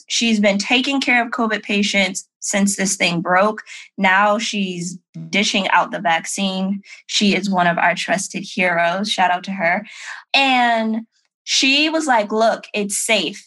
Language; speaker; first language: English; native; English